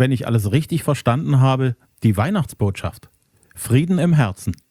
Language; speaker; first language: German; native; German